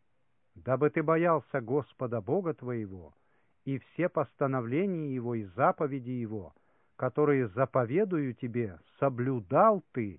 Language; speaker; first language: Russian; native; Russian